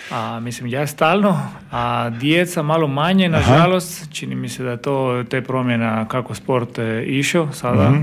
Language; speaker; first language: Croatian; non-native, fluent; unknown